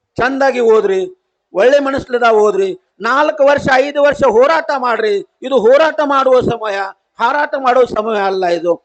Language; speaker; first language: Kannada; non-native, local second language; Marathi